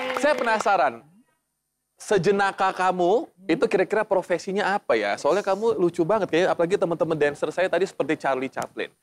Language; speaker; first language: Indonesian; native; Indonesian